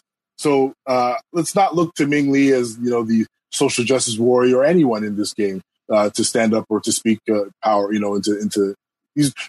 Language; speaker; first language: English; native; English